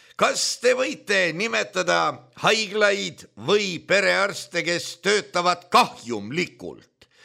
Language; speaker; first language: Estonian; native; Estonian